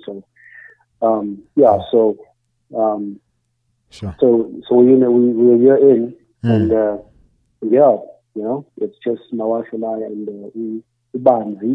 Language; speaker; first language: English; non-native, local second language; Zulu